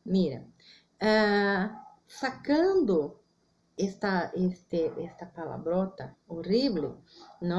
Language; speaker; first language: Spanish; non-native, fluent; Portuguese